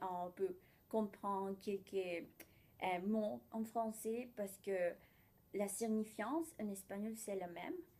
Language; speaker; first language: French; non-native, learner; Spanish